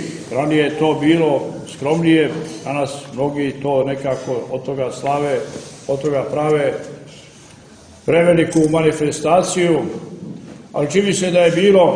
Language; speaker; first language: Croatian; native; Croatian